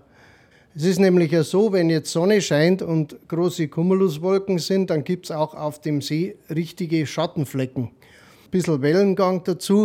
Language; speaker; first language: German; native; German